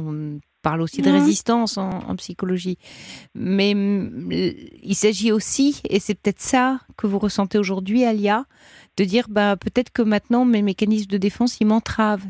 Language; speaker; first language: French; native; French